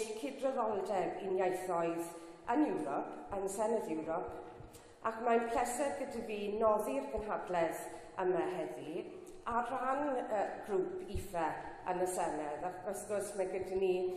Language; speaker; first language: Welsh; non-native, local second language; English